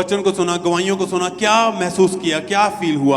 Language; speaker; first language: Hindi; native; Hindi